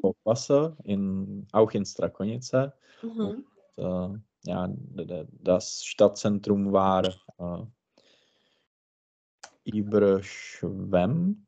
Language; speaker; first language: German; non-native, learner; Czech